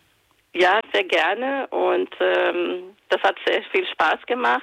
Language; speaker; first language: German; non-native, fluent; Portuguese